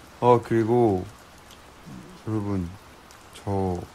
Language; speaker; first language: Korean; non-native, learner; Chinese